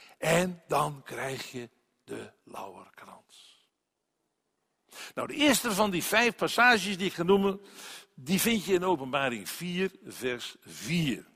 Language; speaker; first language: Dutch; native; Dutch